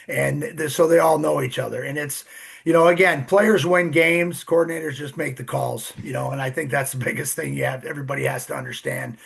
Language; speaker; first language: English; native; English